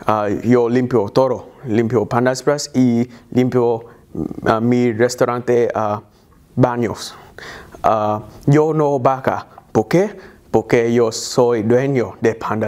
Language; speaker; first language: Spanish; non-native, learner; English